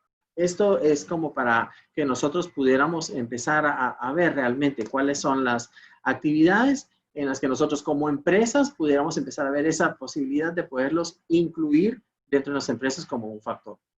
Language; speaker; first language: Spanish; native; Spanish